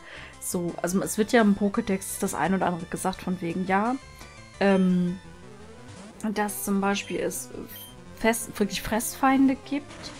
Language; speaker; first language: German; native; German